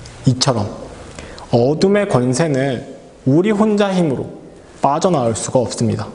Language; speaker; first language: Korean; native; Korean